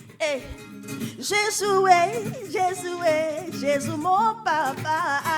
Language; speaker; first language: French; non-native, fluent; Yoruba